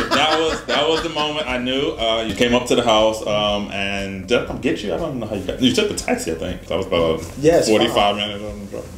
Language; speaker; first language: English; native; English